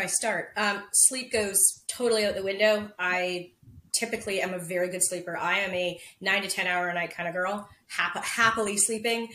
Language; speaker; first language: English; native; English